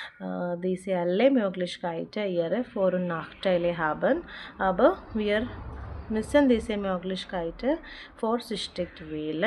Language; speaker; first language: German; non-native, fluent; Malayalam